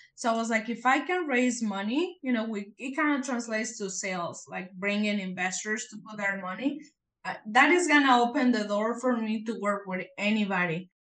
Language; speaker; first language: English; non-native, fluent; Spanish